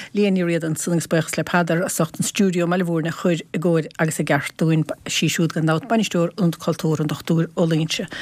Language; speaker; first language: Irish; native; Irish